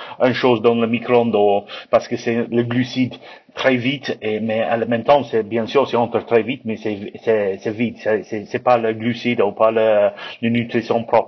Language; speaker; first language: French; non-native, learner; English